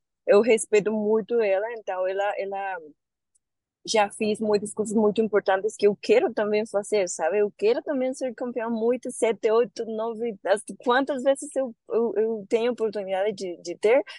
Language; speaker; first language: Portuguese; non-native, learner; Spanish